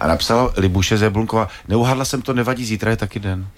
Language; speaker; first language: Czech; native; Czech